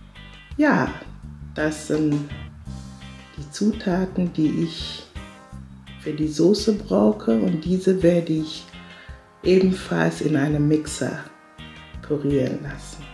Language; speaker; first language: German; non-native, fluent; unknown